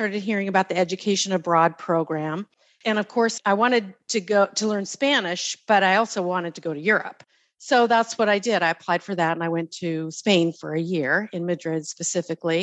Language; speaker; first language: English; native; English